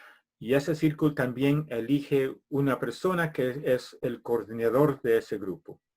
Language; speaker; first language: Spanish; non-native, fluent; English